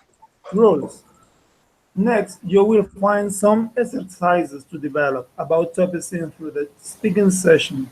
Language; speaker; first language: English; non-native, fluent; Spanish